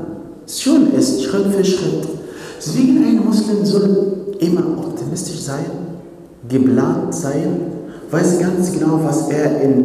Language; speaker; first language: German; non-native, fluent; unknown